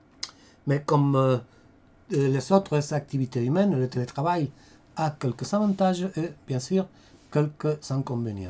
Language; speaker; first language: French; non-native, fluent; Spanish